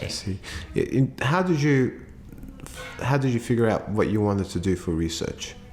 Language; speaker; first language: English; native; English